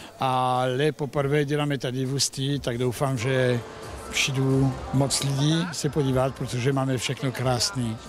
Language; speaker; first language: Czech; non-native, learner; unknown